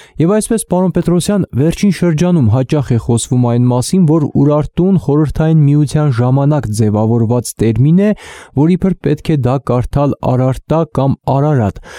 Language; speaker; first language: Armenian; native; Armenian